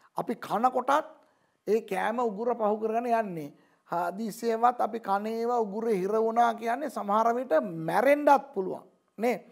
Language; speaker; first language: Sinhala; non-native, local second language; Tamil